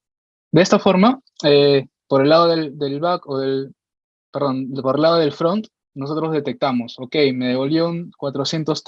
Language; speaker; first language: Spanish; native; Spanish